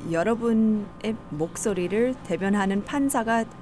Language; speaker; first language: Korean; early bilingual, heritage; Korean